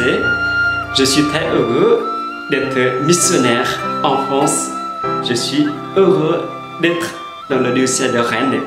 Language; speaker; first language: French; non-native, fluent; Vietnamese